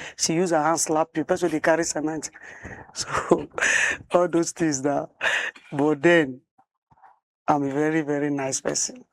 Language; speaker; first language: Nigerian Pidgin; non-native, local second language; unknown